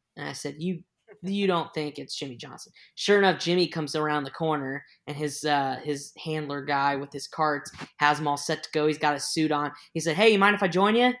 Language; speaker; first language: English; native; English